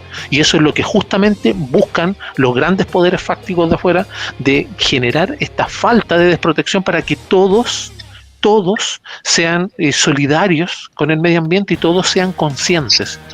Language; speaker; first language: Spanish; native; Spanish